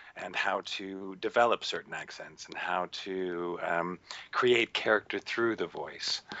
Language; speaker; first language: English; native; English